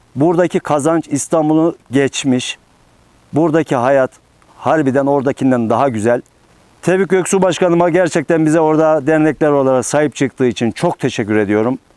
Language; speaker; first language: Turkish; native; Turkish